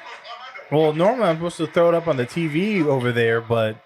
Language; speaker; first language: English; native; English